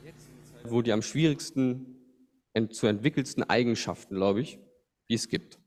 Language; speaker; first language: German; native; German